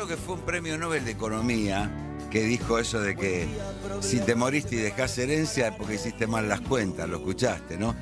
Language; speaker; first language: Spanish; native; Spanish